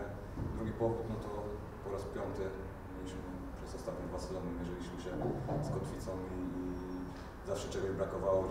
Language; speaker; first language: Polish; native; Polish